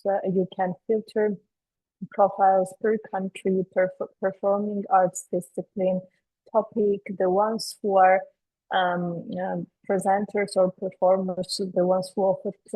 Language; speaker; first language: English; non-native, fluent; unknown